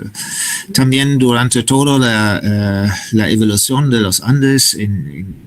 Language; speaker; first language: Spanish; non-native, fluent; German